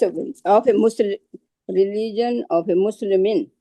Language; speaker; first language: English; non-native, local second language; Urdu